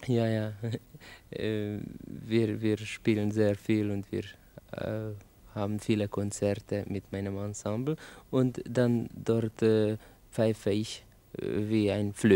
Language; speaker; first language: German; non-native, learner; Hungarian